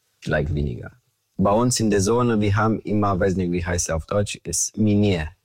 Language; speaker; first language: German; non-native, learner; Romanian